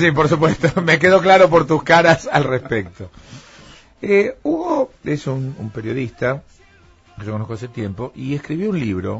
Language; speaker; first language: Spanish; native; Spanish